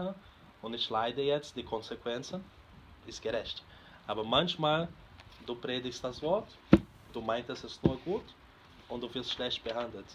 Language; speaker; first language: German; non-native, fluent; Portuguese